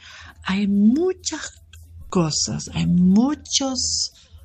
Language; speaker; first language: Spanish; non-native, fluent; German